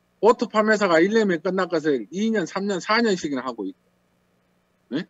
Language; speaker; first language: Korean; native; Korean